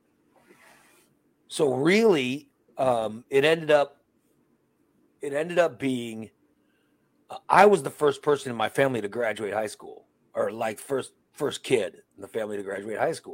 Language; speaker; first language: English; early bilingual, other home language; Spanish